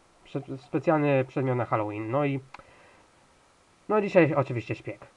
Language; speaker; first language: Polish; native; Polish